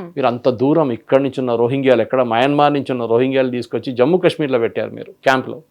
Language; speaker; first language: Telugu; non-native, local second language; Malayalam